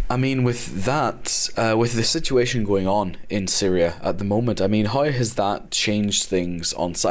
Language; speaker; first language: English; native; English